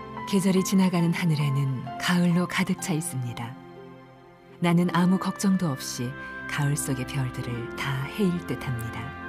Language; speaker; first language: Korean; non-native, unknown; Japanese